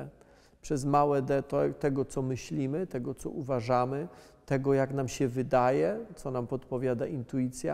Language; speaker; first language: Polish; native; Polish